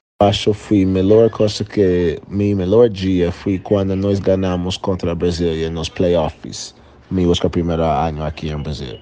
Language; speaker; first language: Portuguese; non-native, learner; English